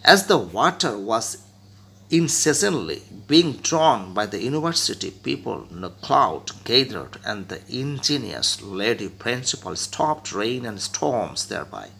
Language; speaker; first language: English; non-native, local second language; Bangla